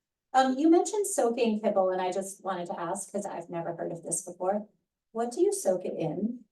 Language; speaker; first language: English; native; English